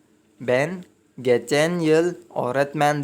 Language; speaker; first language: Turkish; non-native, fluent; Urdu